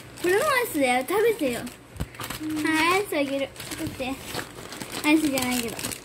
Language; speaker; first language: Japanese; early bilingual, other home language; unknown